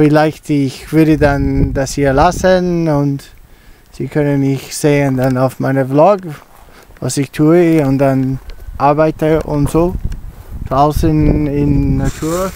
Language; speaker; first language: German; early bilingual, heritage; English